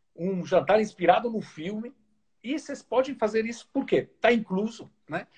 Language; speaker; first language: Portuguese; non-native, fluent; Italian